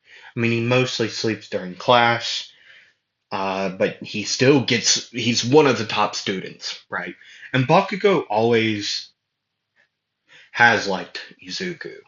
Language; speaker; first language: English; native; English